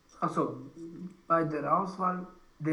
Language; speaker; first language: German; non-native, learner; Romanian